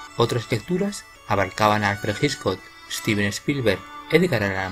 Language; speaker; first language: Spanish; native; Spanish